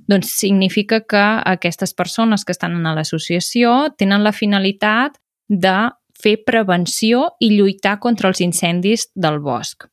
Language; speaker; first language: Catalan; native; Catalan